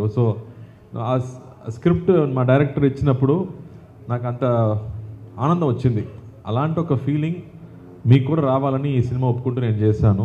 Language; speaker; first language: Telugu; non-native, fluent; Tamil